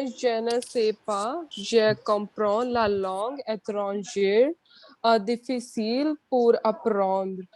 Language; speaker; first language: French; non-native, learner; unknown